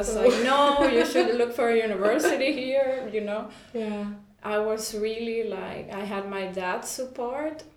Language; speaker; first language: English; non-native, fluent; Spanish